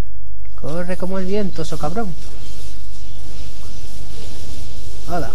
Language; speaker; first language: Spanish; native; Spanish